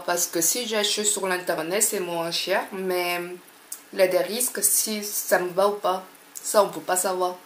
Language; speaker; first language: French; non-native, fluent; Korean